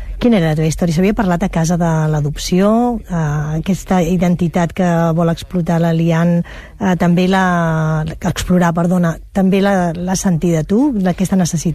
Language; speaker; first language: Catalan; native; Catalan